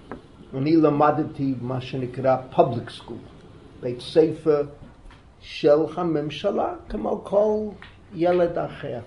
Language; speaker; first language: Hebrew; non-native, fluent; English